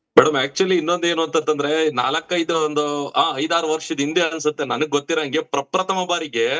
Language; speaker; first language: Kannada; native; Kannada